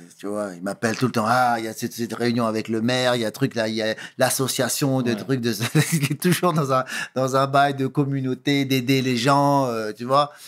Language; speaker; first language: French; early bilingual, other home language; Kabuverdianu